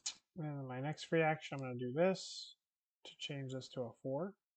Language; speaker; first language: English; native; English